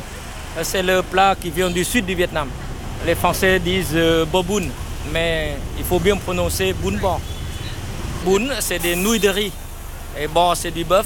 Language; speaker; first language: French; non-native, fluent; Vietnamese